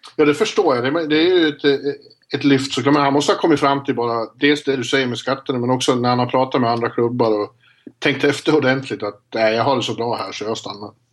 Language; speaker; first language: Swedish; native; Swedish